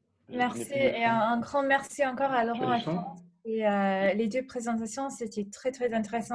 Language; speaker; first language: French; non-native, learner; English